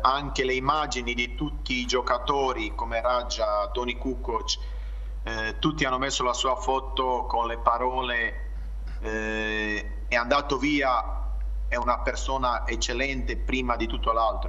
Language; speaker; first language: Italian; non-native, fluent; Croatian